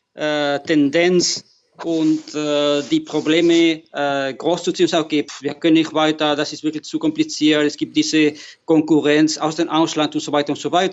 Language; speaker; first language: German; non-native, fluent; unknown